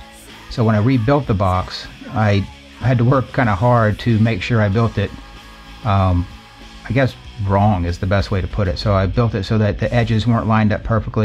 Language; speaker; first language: English; native; English